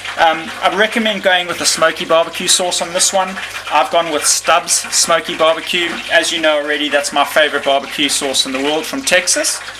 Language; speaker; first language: English; native; English